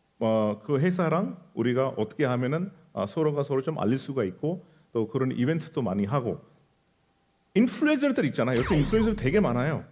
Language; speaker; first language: Korean; non-native, fluent; Hindi